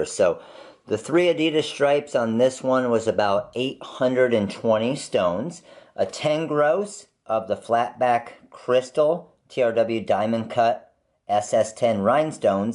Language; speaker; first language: English; native; English